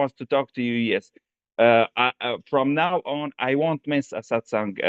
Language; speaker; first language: English; non-native, fluent; Arabic